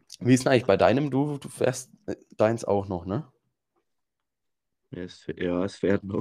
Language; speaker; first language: German; native; German